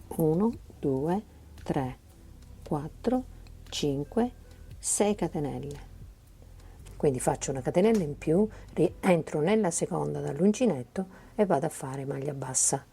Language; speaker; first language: Italian; native; Italian